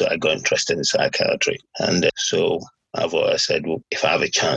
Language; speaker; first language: English; non-native, local second language; Yoruba